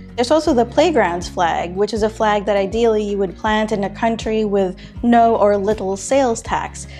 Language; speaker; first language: English; non-native, local second language; Filipino